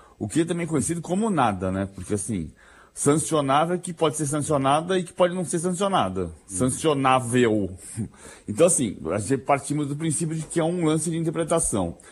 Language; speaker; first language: Portuguese; native; Portuguese